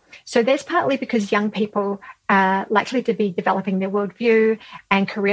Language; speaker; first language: English; native; English